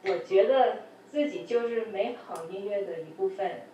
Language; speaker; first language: Chinese; early bilingual, other home language; English